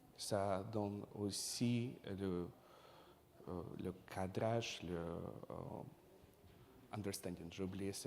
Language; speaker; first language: French; non-native, fluent; Russian